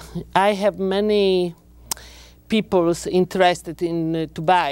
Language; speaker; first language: English; non-native, learner; Italian